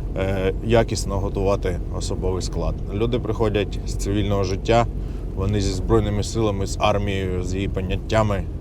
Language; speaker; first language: Ukrainian; non-native, local second language; Russian